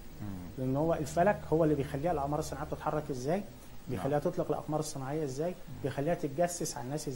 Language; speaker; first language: Arabic; native; Arabic